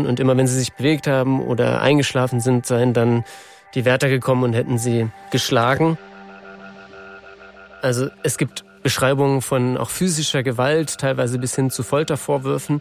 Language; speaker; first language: German; native; German